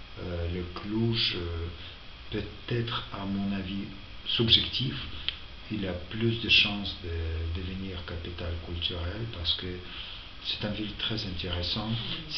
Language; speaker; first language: French; non-native, fluent; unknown